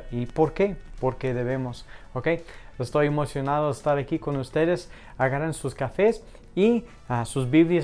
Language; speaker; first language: Spanish; non-native, fluent; English